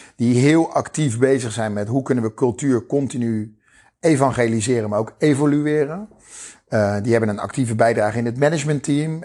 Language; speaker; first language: Dutch; native; Dutch